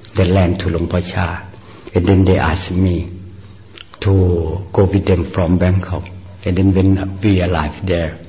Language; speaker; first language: English; non-native, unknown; Northeastern Thai